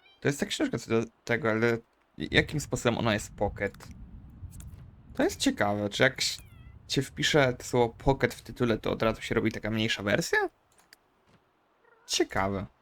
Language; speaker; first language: Polish; native; Polish